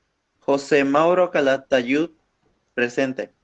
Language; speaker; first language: Spanish; native; Spanish